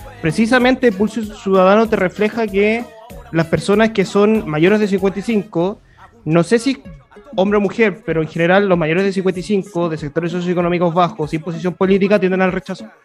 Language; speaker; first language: Spanish; native; Spanish